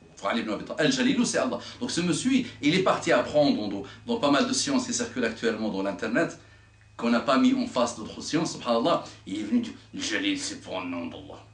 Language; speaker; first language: French; non-native, local second language; Arabic